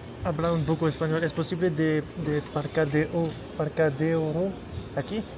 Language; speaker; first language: Spanish; non-native, learner; French